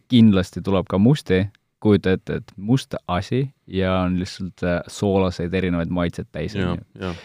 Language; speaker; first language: Estonian; non-native, local second language; Russian